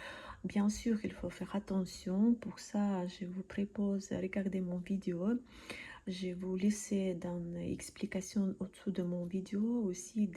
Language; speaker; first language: French; non-native, learner; Russian